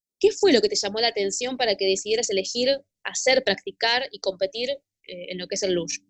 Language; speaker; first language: Spanish; native; Spanish